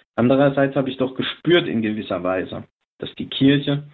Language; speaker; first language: German; native; German